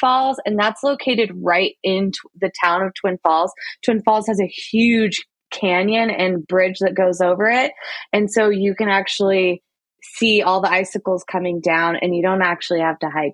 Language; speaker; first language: English; native; English